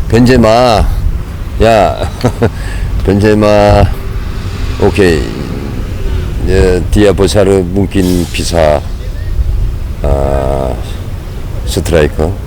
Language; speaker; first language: Indonesian; non-native, learner; Korean